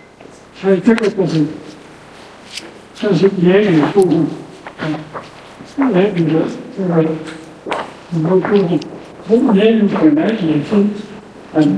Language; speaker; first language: Chinese; non-native, local second language; Min Nan Chinese